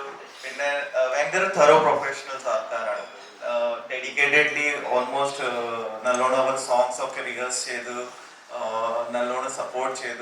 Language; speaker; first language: Malayalam; early bilingual, heritage; Malayalam